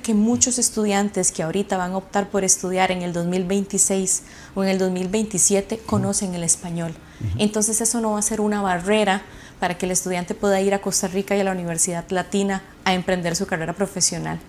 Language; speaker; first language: Spanish; native; Spanish